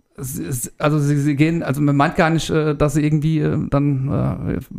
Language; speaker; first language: German; native; German